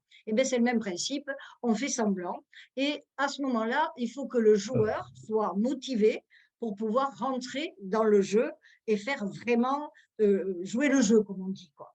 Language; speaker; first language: French; native; French